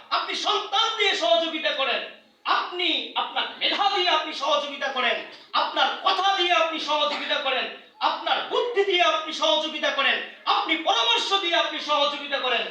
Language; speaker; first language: Bangla; native; Bangla